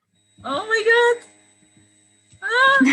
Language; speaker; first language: English; non-native, learner; Spanish